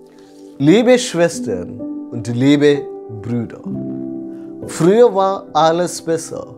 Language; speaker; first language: German; non-native, fluent; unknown